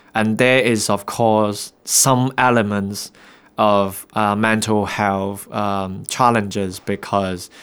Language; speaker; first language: English; non-native, local second language; Cantonese